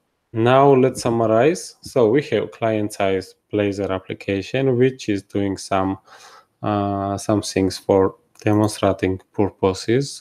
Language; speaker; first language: English; non-native, fluent; Georgian